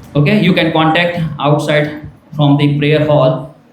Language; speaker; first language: English; non-native, local second language; Gujarati